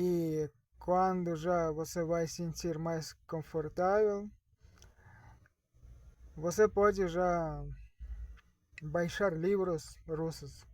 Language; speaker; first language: Portuguese; non-native, learner; Russian